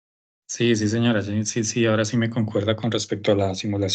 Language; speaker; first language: Spanish; native; Spanish